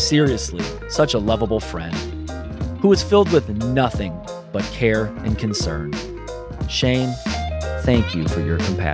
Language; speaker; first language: English; native; English